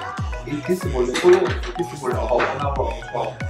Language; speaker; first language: English; non-native, learner; Korean